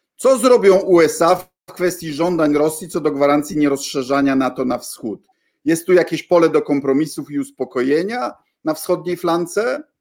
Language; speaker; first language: Polish; native; Polish